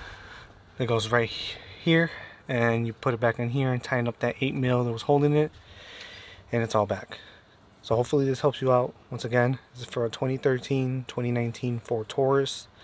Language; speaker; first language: English; native; English